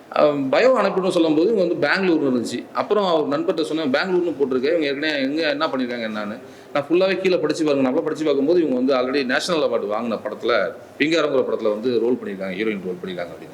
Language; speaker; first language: Tamil; native; Tamil